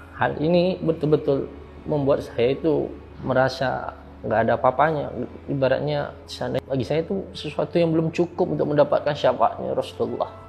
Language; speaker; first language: Indonesian; early bilingual, heritage; Indonesian